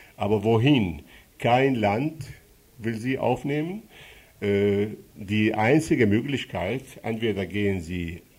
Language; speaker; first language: German; non-native, fluent; Arabic